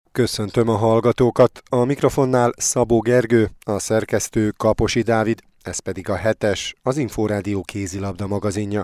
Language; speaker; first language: Hungarian; native; Hungarian